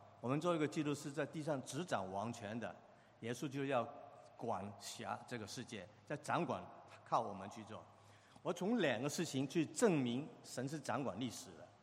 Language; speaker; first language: Chinese; non-native, local second language; Cantonese